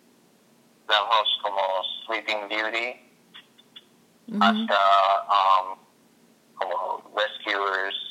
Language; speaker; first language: Spanish; non-native, fluent; English